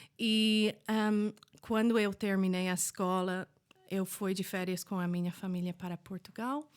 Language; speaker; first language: Portuguese; non-native, fluent; English